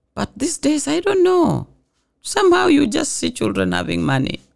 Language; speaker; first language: English; non-native, local second language; Swahili